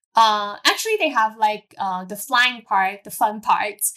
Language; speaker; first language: English; non-native, local second language; Cantonese